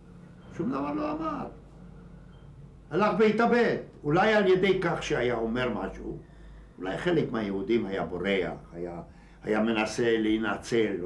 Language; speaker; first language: Hebrew; non-native, fluent; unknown